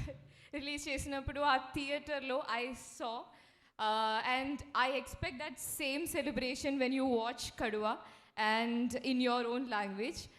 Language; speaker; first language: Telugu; non-native, learner; Malayalam